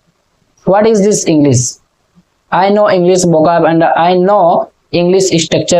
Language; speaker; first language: English; non-native, learner; Hindi